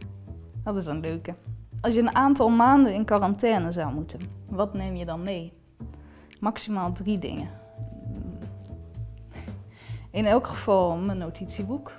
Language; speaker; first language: Dutch; native; Dutch